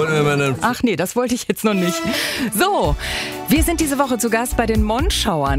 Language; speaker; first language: German; native; German